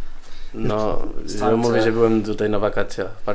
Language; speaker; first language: Polish; non-native, learner; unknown